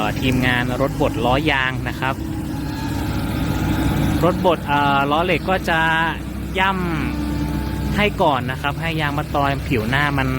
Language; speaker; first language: Thai; native; Thai